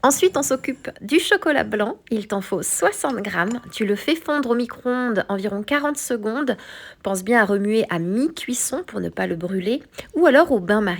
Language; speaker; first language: French; native; French